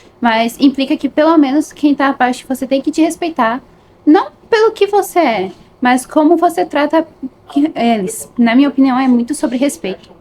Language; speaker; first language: Portuguese; native; Portuguese